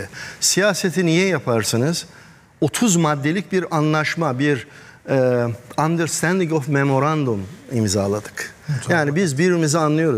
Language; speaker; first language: Turkish; native; Turkish